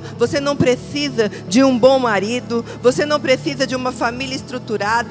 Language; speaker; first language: Portuguese; native; Portuguese